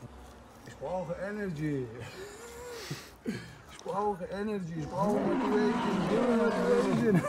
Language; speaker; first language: German; non-native, learner; Chechen